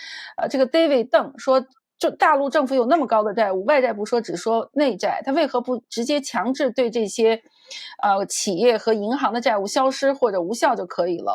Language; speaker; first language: Chinese; native; Chinese